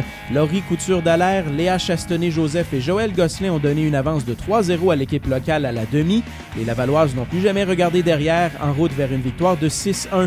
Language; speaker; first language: French; native; French